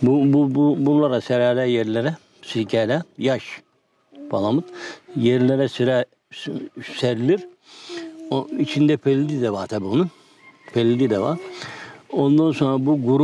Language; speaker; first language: Turkish; native; Turkish